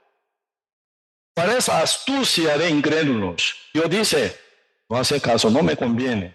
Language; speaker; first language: Spanish; non-native, learner; Korean